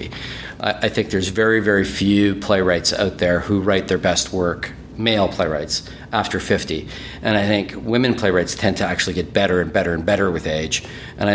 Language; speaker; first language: English; early bilingual, other home language; German